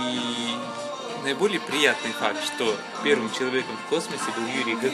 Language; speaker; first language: Russian; native; Russian